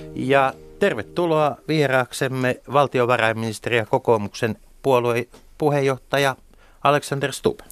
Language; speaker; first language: Finnish; native; Finnish